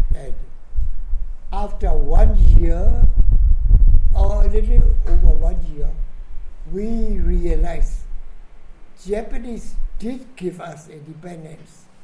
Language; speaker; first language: English; non-native, fluent; Burmese